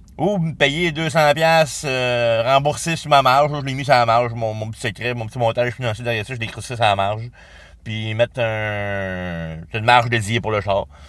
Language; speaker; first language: French; native; French